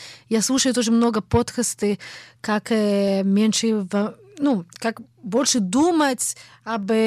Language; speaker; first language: Russian; early bilingual, heritage; Russian